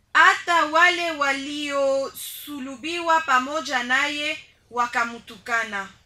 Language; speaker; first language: Swahili; native; Swahili